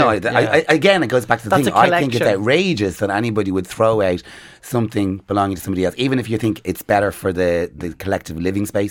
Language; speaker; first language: English; native; English